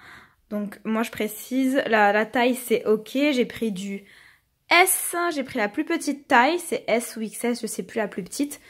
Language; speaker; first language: French; native; French